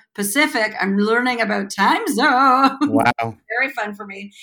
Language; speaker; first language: English; native; English